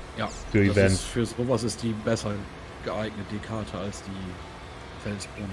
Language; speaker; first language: German; native; German